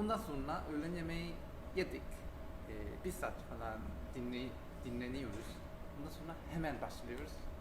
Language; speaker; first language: Turkish; non-native, fluent; Korean